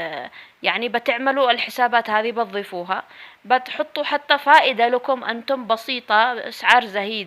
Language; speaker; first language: Arabic; native; Arabic